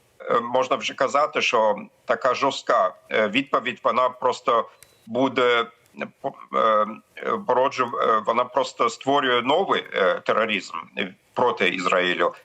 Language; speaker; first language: Ukrainian; non-native, fluent; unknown